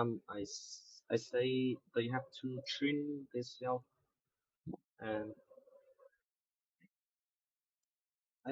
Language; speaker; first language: English; non-native, learner; Vietnamese